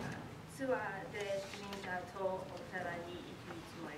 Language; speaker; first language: Japanese; non-native, learner; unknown